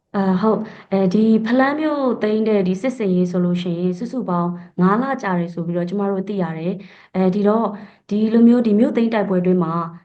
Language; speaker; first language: Burmese; native; Burmese